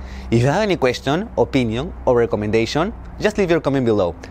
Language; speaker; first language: English; non-native, fluent; Spanish